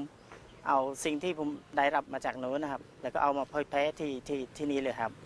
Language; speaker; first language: Thai; non-native, fluent; Khmer